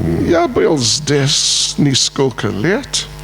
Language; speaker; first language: Russian; non-native, learner; English